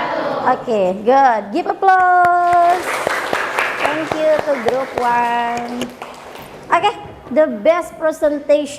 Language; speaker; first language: English; non-native, learner; Indonesian